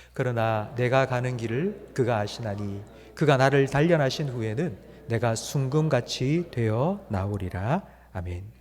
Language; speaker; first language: Korean; native; Korean